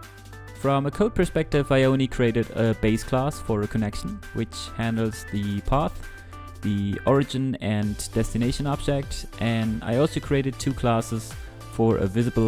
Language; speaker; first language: English; non-native, fluent; German